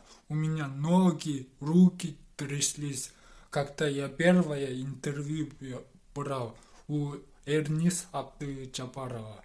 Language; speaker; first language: Russian; non-native, local second language; Kyrgyz